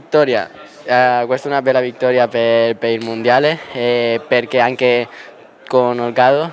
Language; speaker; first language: Italian; non-native, learner; Spanish